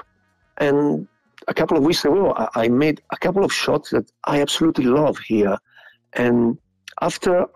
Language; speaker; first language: English; non-native, fluent; Italian